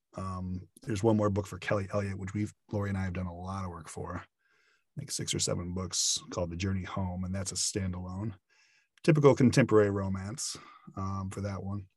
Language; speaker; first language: English; native; English